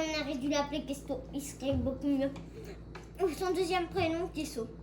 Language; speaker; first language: French; native; French